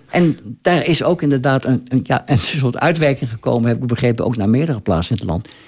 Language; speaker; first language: Dutch; native; Dutch